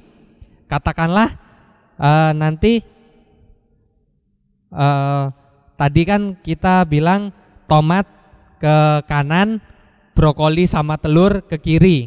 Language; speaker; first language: Indonesian; native; Indonesian